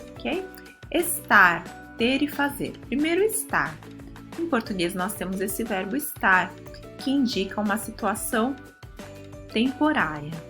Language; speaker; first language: Portuguese; early bilingual, other home language; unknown